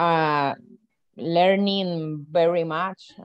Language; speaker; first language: English; non-native, learner; Spanish